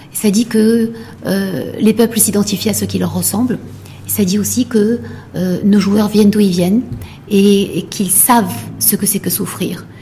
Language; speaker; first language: French; non-native, local second language; Arabic